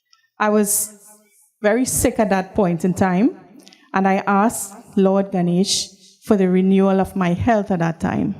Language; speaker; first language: English; native; English